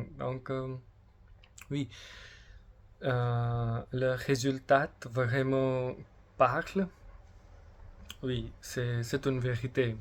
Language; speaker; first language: French; non-native, learner; English